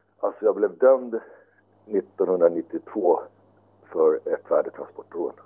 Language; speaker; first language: Swedish; early bilingual, other home language; Finnish